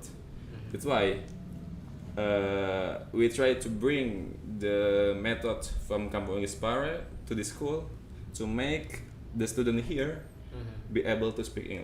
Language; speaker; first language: English; non-native, fluent; Indonesian